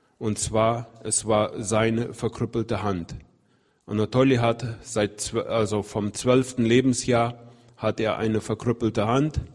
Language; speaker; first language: German; non-native, fluent; Russian